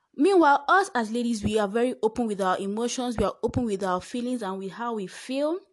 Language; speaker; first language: English; non-native, local second language; Igbo